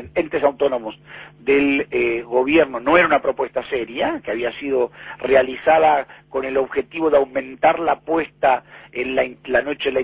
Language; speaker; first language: Spanish; native; Spanish